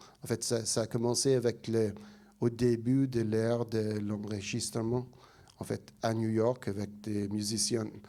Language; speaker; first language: French; non-native, fluent; English